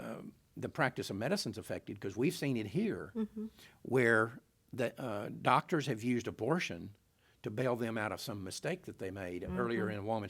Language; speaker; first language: English; native; English